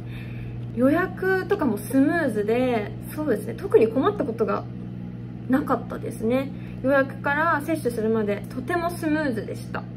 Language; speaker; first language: Japanese; early bilingual, heritage; Japanese